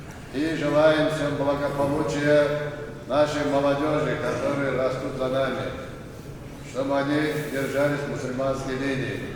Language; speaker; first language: Russian; non-native, local second language; Kumyk